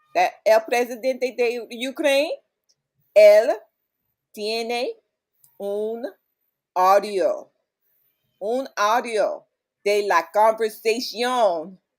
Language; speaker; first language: Spanish; non-native, learner; English